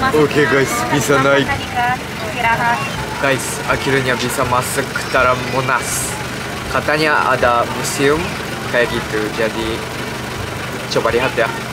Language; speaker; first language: Indonesian; non-native, learner; Japanese